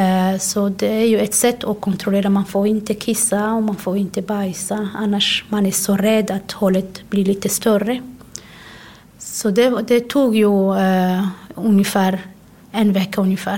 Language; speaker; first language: Swedish; non-native, fluent; Somali